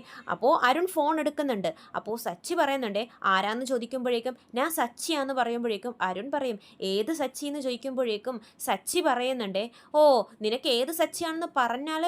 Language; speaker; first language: Malayalam; native; Malayalam